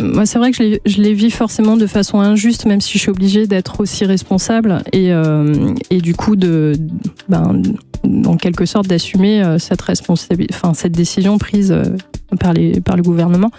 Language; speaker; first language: French; native; French